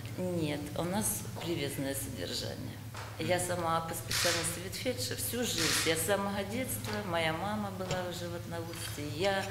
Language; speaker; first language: Russian; native; Russian